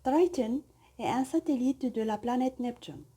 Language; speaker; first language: French; non-native, local second language; Arabic